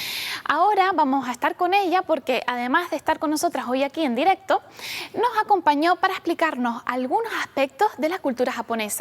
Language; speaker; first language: Spanish; native; Spanish